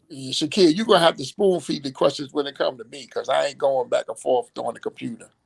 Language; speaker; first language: English; native; English